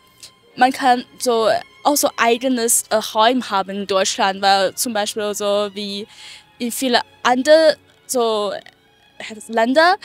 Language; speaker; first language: German; non-native, fluent; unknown